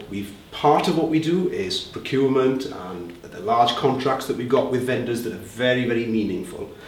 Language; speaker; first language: English; native; English